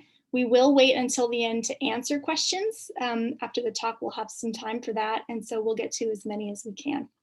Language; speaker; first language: English; native; English